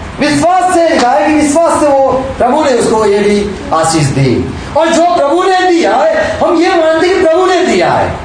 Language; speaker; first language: Hindi; non-native, local second language; Gujarati